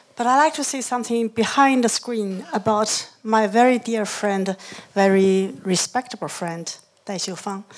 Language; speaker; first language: English; non-native, fluent; Chinese